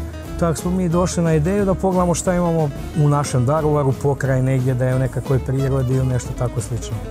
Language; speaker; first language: Croatian; native; Croatian